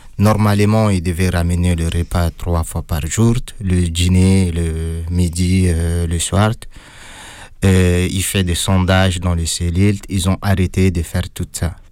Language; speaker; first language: French; non-native, fluent; Arabic